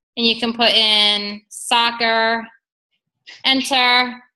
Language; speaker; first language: English; native; English